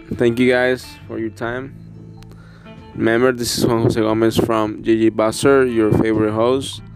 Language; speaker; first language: English; non-native, learner; Spanish